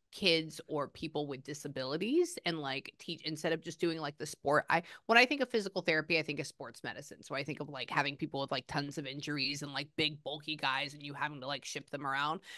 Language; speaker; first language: English; native; English